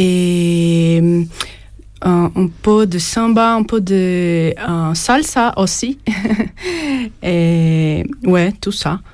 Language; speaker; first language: French; non-native, fluent; Portuguese